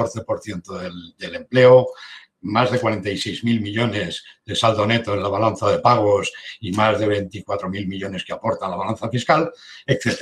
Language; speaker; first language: Spanish; native; Spanish